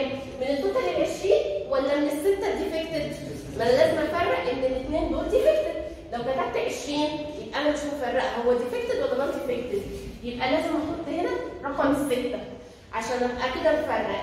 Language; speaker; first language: Arabic; native; Arabic